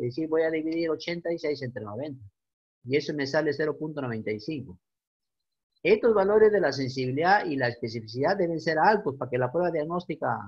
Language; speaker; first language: Spanish; native; Spanish